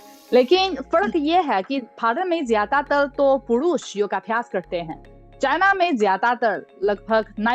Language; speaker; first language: Hindi; non-native, fluent; Chinese